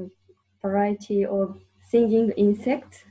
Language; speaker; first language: English; non-native, learner; Japanese